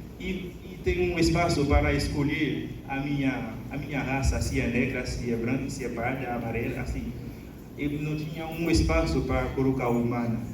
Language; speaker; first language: Portuguese; non-native, fluent; Haitian Creole